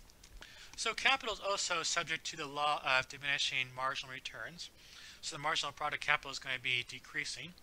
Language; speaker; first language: English; native; English